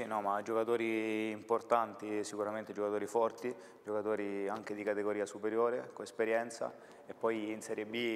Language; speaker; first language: Italian; native; Italian